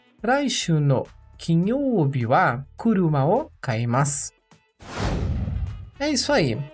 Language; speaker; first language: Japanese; non-native, learner; Portuguese